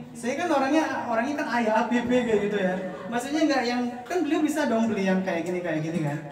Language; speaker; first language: Indonesian; non-native, fluent; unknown